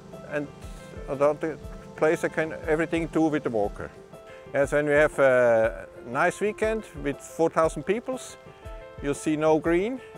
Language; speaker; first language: English; non-native, learner; Swiss German